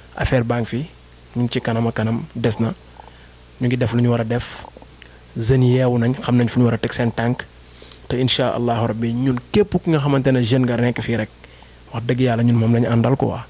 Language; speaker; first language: Wolof; native; Wolof